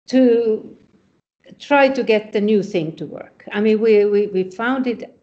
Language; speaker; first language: English; non-native, fluent; Finnish